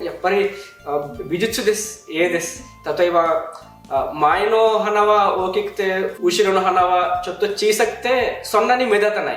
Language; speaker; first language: Japanese; non-native, fluent; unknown